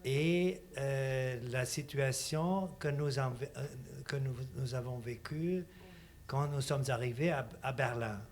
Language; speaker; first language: French; non-native, fluent; German